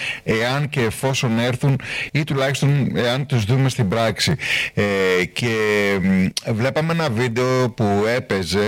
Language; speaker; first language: Greek; native; Greek